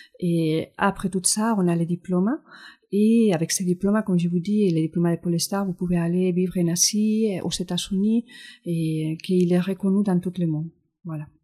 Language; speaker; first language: French; non-native, fluent; Spanish